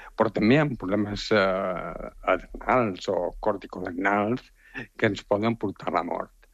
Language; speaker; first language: Catalan; native; Catalan